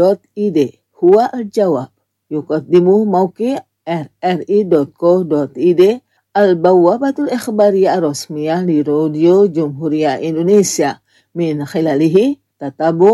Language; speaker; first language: Arabic; non-native, fluent; Indonesian